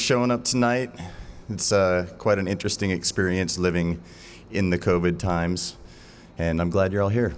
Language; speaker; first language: English; native; English